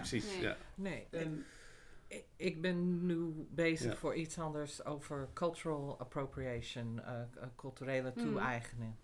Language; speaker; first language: Dutch; non-native, fluent; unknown